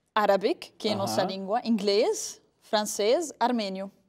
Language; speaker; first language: Portuguese; non-native, fluent; Arabic